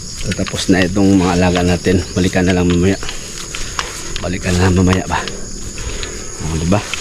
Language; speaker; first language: Filipino; non-native, local second language; Cebuano